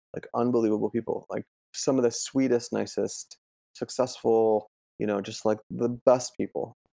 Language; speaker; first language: English; early bilingual, other home language; Italian